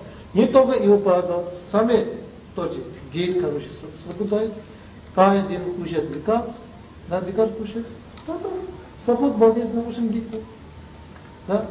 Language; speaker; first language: Russian; non-native, learner; Tibetan